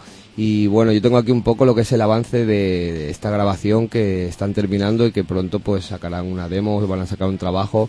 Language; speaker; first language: Spanish; native; Spanish